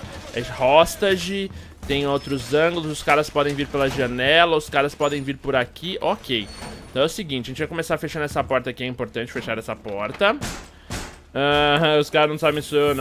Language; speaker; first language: Portuguese; native; Portuguese